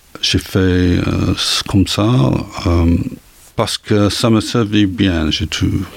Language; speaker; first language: French; non-native, learner; English